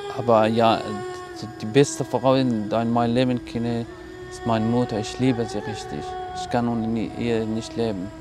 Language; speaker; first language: German; non-native, learner; Persian